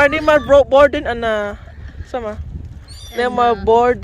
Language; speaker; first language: Dutch; non-native, fluent; Cebuano